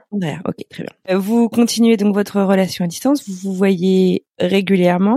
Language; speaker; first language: French; native; French